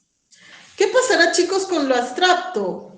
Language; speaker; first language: Spanish; native; Spanish